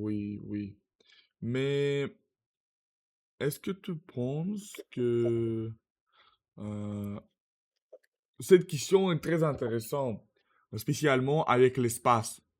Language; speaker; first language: French; non-native, learner; Russian